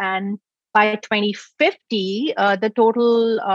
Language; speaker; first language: English; non-native, local second language; Hindi